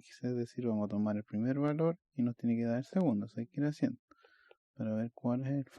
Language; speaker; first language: Spanish; native; Spanish